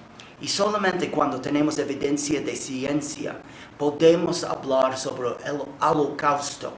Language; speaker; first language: Spanish; non-native, fluent; English